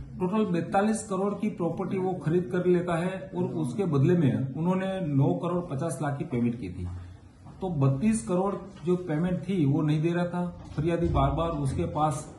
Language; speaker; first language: Hindi; non-native, local second language; Gujarati